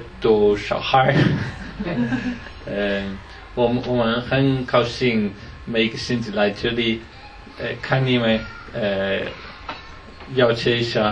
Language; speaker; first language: Chinese; non-native, learner; Dutch